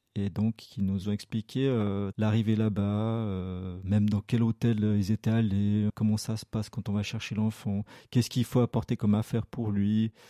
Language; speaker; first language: French; native; French